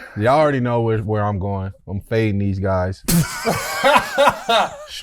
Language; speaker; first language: English; native; English